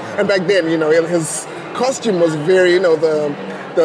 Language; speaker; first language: English; non-native, local second language; Xhosa